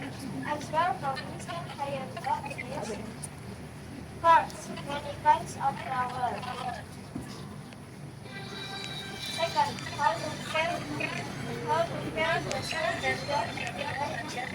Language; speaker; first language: English; non-native, learner; Indonesian